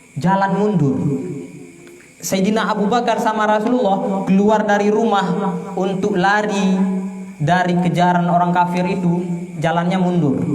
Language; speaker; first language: Indonesian; non-native, local second language; Achinese